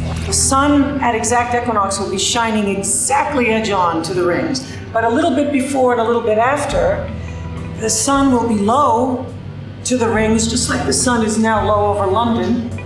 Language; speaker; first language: English; native; English